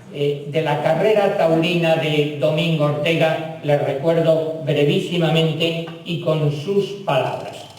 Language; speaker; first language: Spanish; native; Spanish